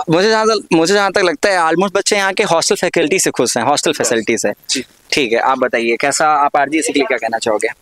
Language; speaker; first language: Hindi; native; Hindi